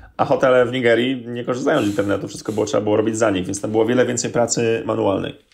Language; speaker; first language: Polish; native; Polish